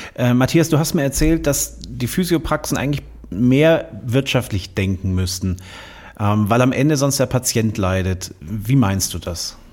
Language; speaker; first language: German; native; German